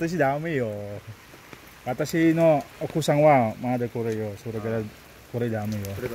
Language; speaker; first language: Japanese; non-native, learner; Indonesian